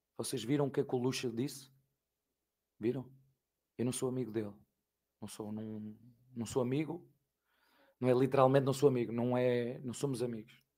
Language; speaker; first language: Portuguese; native; Portuguese